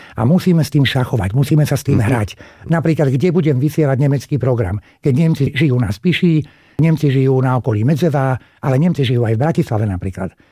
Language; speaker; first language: Slovak; non-native, local second language; Hungarian